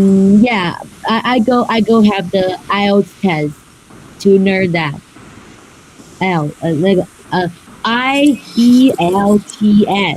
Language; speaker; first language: English; non-native, learner; Chinese